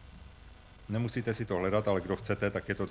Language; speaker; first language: Czech; native; Czech